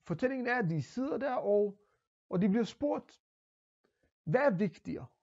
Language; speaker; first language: Danish; non-native, fluent; Hebrew